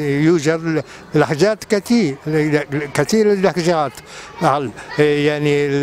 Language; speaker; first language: Arabic; non-native, learner; Japanese